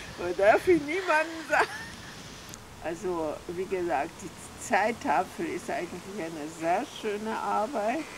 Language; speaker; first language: German; non-native, fluent; Hungarian